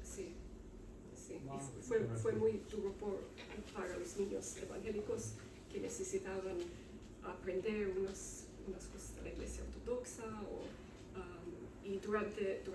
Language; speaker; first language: Spanish; non-native, learner; Romanian